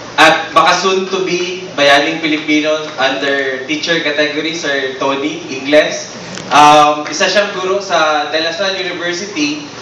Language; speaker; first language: Filipino; non-native, local second language; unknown